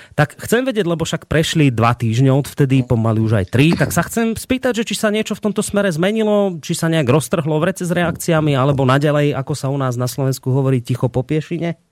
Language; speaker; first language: Slovak; native; Slovak